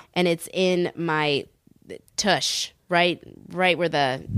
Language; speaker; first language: English; native; English